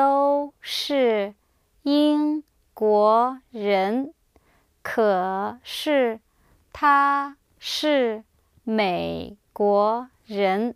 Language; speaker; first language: Chinese; non-native, learner; English